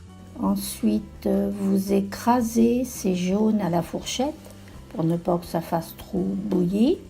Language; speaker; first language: French; native; French